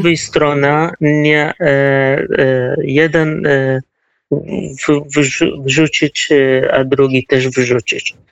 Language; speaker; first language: Polish; non-native, learner; Kurdish